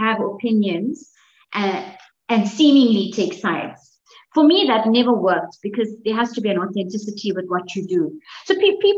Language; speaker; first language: English; native; English